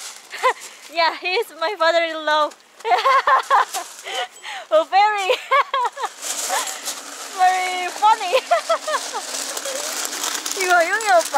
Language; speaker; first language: English; non-native, learner; Indonesian